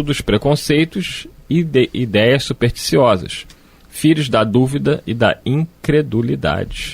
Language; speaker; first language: Portuguese; native; Portuguese